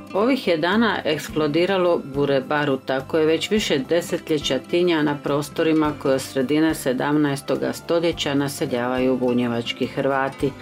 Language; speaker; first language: Croatian; early bilingual, heritage; Croatian